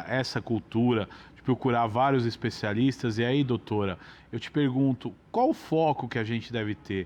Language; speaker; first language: Portuguese; native; Portuguese